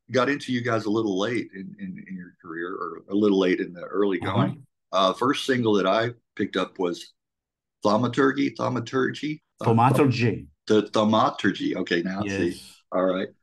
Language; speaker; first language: English; native; English